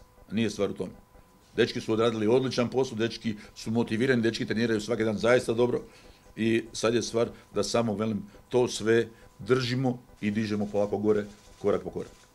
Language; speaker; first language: Croatian; native; Croatian